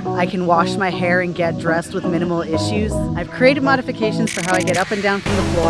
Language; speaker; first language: English; native; English